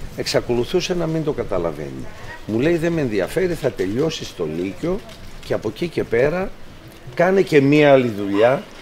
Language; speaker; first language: Greek; early bilingual, other home language; English